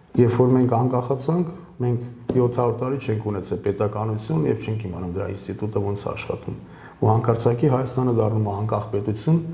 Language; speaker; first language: Armenian; early bilingual, heritage; Armenian